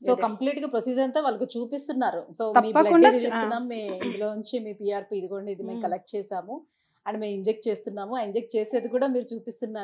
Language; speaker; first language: Telugu; native; Telugu